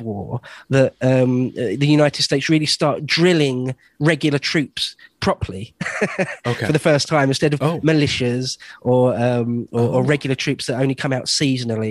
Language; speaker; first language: English; native; English